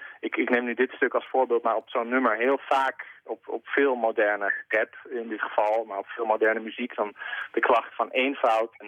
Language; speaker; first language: Dutch; native; Dutch